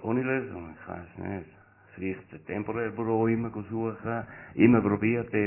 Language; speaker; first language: German; non-native, learner; Italian